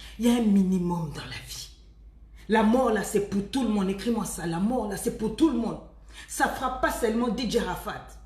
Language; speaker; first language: French; native; French